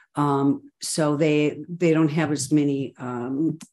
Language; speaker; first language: English; native; English